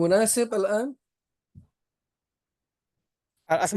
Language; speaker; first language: Arabic; non-native, fluent; Indonesian